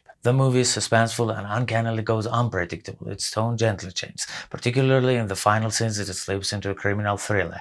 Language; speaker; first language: English; non-native, fluent; Persian